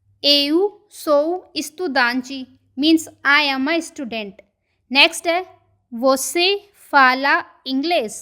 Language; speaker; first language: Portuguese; non-native, fluent; Hindi